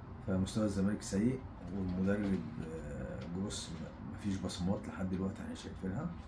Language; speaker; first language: Arabic; native; Arabic